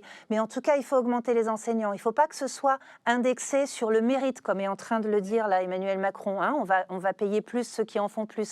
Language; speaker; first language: French; native; French